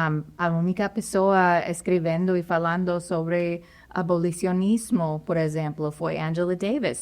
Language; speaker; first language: Portuguese; non-native, fluent; English